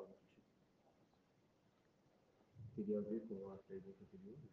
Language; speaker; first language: Portuguese; non-native, fluent; Spanish